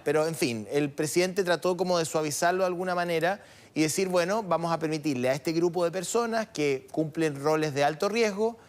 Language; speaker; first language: Spanish; native; Spanish